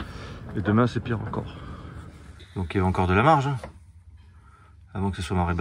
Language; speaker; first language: French; native; French